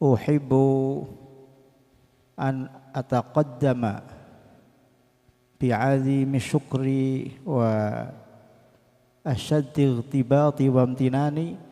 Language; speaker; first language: Arabic; non-native, fluent; Indonesian